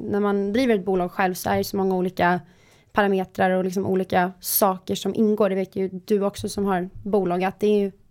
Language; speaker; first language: Swedish; native; Swedish